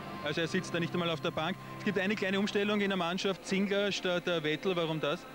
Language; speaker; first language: German; native; German